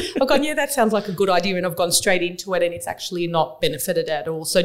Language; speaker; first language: English; native; English